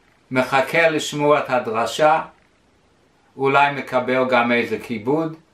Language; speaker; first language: Hebrew; non-native, fluent; English